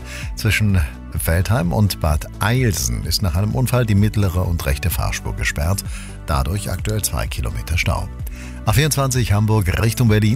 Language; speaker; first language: German; native; German